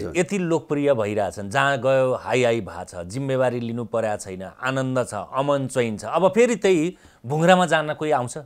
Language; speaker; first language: Nepali; native; Nepali